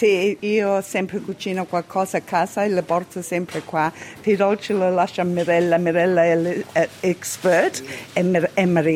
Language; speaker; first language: Italian; early bilingual, heritage; Italian